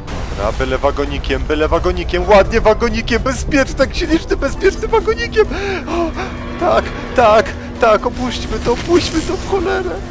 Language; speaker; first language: Polish; native; Polish